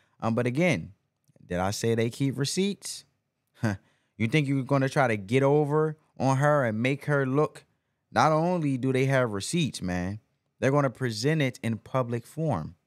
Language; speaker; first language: English; native; English